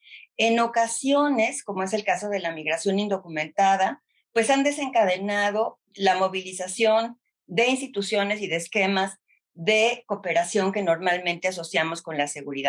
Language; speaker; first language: Spanish; native; Spanish